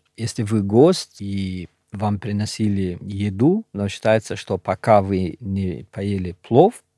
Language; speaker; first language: Russian; non-native, local second language; Shughni